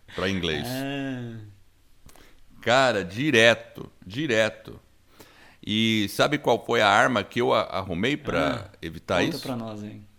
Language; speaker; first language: Portuguese; non-native, fluent; English